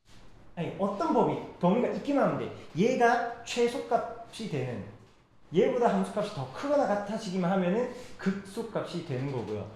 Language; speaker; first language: Korean; native; Korean